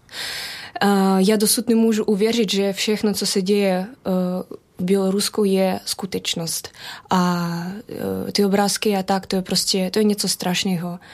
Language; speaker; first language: Czech; non-native, fluent; Belarusian